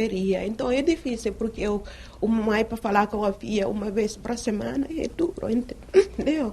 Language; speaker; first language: Portuguese; non-native, fluent; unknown